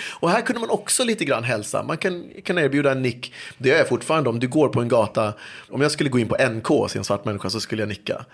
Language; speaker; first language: Swedish; early bilingual, other home language; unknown